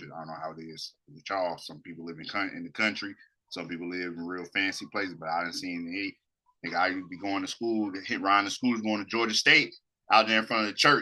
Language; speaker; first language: English; native; English